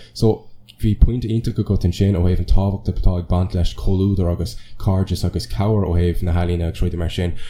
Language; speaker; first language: Irish; non-native, local second language; English